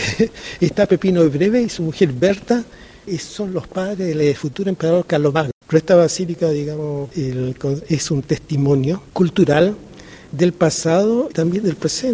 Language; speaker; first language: Spanish; native; Spanish